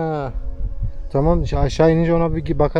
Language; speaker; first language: Turkish; native; Turkish